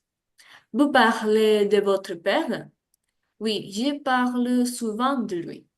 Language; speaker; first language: French; non-native, learner; Spanish